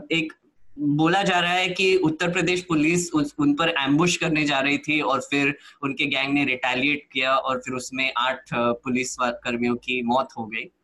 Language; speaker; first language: Hindi; native; Hindi